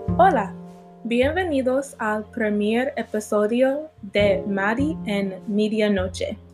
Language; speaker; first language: Spanish; non-native, learner; English